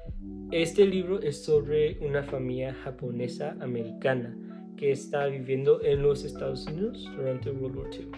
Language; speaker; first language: Spanish; non-native, learner; English